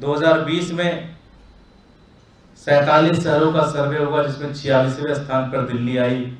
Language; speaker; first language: Hindi; native; Hindi